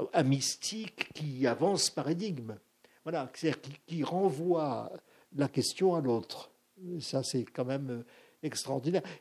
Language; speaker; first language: French; native; French